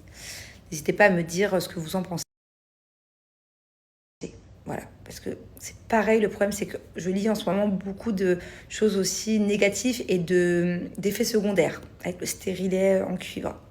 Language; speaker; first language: French; native; French